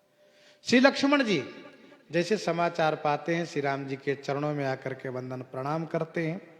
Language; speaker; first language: Hindi; native; Hindi